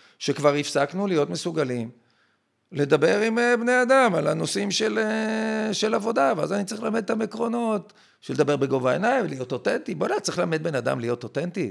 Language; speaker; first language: Hebrew; native; Hebrew